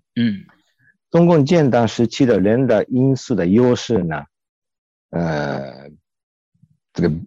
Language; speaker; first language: Chinese; non-native, fluent; Japanese